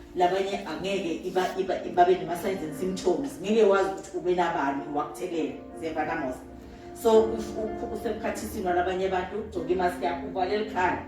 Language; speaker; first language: Zulu; non-native, local second language; Swati